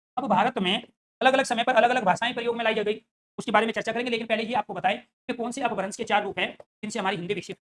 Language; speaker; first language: Hindi; native; Hindi